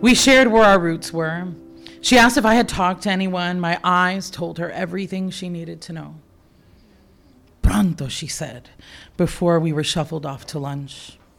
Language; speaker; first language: English; early bilingual, other home language; Spanish